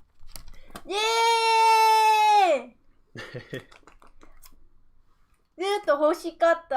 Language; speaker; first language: Japanese; non-native, learner; Vietnamese